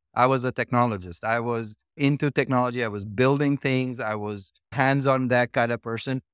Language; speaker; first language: English; non-native, local second language; Hindi